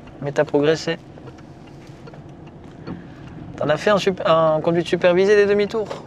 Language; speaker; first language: French; native; French